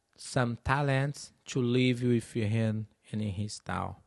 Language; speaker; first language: English; non-native, learner; Portuguese